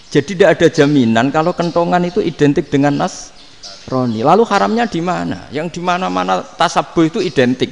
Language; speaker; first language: Indonesian; non-native, local second language; Javanese